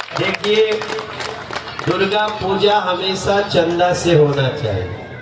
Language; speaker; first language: Hindi; native; Hindi